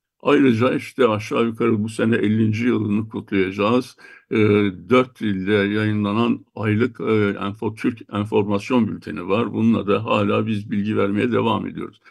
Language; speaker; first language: Turkish; native; Turkish